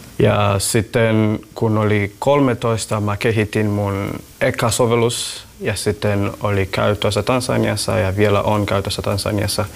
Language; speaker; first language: Finnish; non-native, learner; Swahili